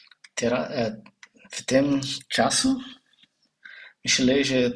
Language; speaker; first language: Polish; non-native, learner; Portuguese